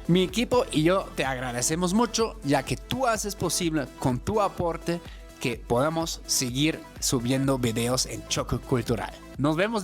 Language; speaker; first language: Spanish; native; Spanish